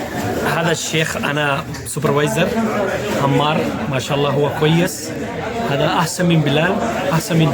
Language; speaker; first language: Arabic; non-native, learner; Urdu